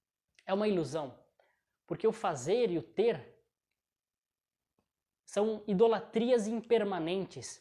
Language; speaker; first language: Portuguese; native; Portuguese